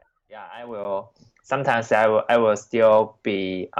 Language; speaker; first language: English; non-native, learner; Chinese